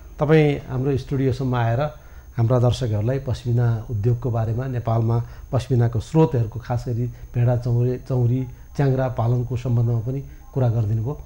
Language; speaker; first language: Nepali; native; Nepali